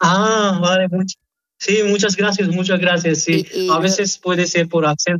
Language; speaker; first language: Spanish; non-native, learner; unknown